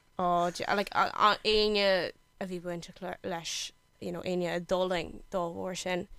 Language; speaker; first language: Irish; non-native, local second language; English